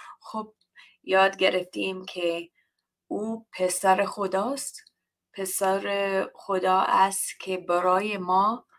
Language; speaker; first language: Persian; non-native, learner; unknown